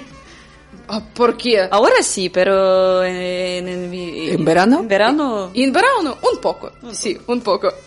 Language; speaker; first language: Spanish; non-native, learner; Ukrainian